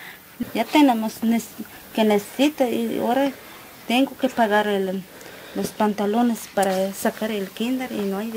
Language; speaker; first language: Spanish; non-native, local second language; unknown